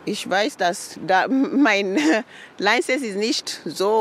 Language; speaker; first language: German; non-native, learner; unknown